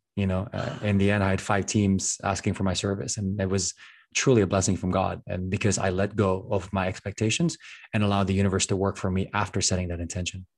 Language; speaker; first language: English; non-native, local second language; Filipino